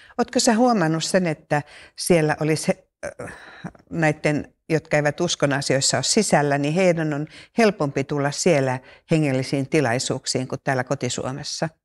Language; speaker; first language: Finnish; native; Finnish